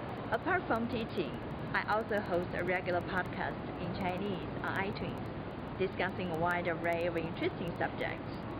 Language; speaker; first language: English; non-native, fluent; Chinese